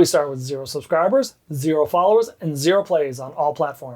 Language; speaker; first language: English; native; English